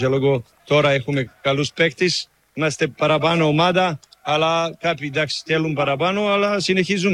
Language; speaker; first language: Greek; non-native, learner; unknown